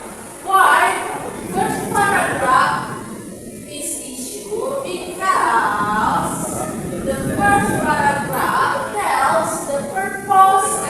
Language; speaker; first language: English; non-native, fluent; Indonesian